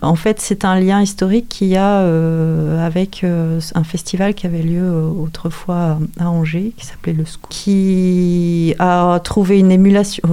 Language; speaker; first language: French; native; French